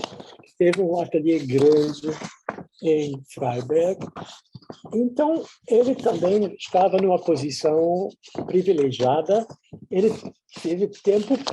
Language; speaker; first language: Portuguese; non-native, fluent; Dutch